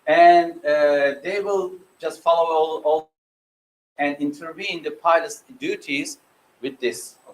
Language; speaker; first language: English; non-native, fluent; Turkish